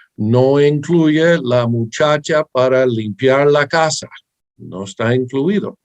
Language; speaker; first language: Spanish; early bilingual, heritage; English